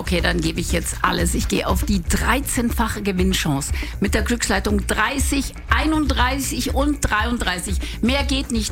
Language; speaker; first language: German; native; German